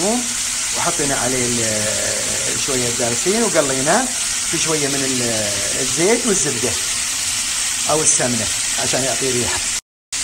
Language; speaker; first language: Arabic; native; Arabic